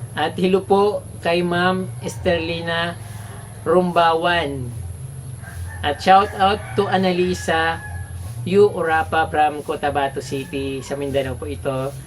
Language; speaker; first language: Filipino; non-native, local second language; Bikol